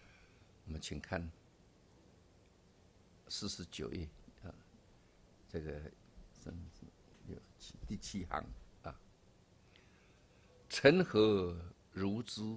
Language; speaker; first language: Chinese; native; Chinese